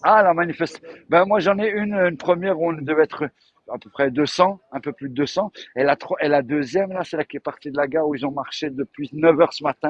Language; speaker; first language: French; native; French